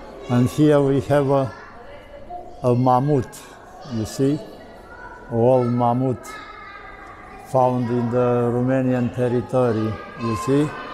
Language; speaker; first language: English; non-native, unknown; Romanian